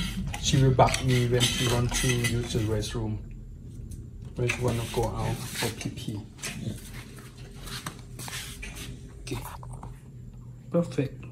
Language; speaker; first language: English; non-native, local second language; Thai